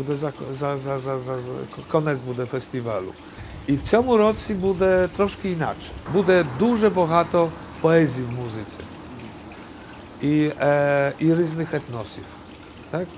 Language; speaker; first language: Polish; non-native, learner; Ukrainian